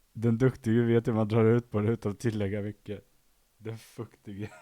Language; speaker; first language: Swedish; native; Swedish